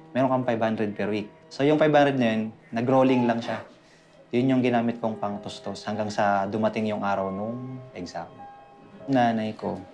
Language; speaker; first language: Filipino; non-native, local second language; Bikol